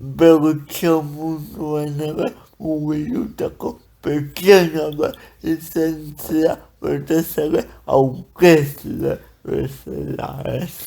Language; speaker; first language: Basque; non-native, learner; Spanish